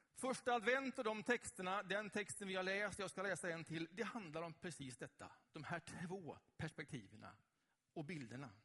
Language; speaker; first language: Swedish; native; Swedish